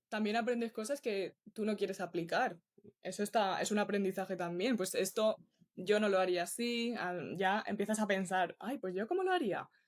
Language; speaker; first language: Spanish; native; Spanish